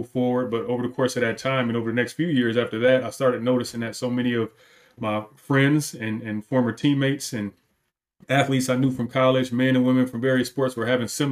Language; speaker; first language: English; native; English